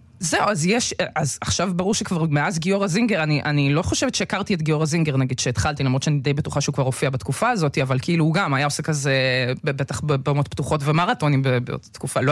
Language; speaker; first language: Hebrew; early bilingual, other home language; Russian